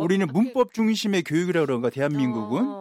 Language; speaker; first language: Korean; native; Korean